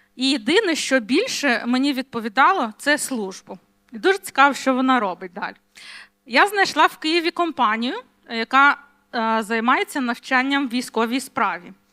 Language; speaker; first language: Ukrainian; non-native, local second language; Russian